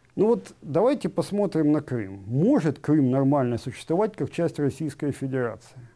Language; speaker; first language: Russian; native; Russian